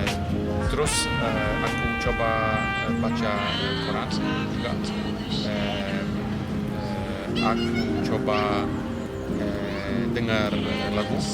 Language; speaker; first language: Indonesian; non-native, fluent; Polish